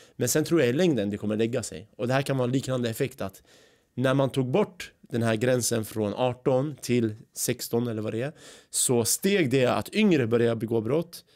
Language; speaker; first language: Swedish; early bilingual, other home language; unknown